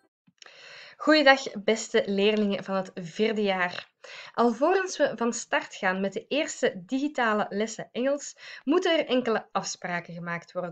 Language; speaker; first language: Dutch; native; Dutch